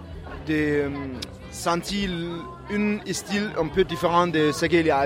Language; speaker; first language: French; non-native, learner; Danish